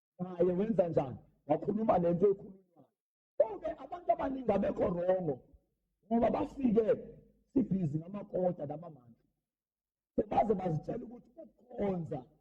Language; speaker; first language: Zulu; non-native, local second language; Xhosa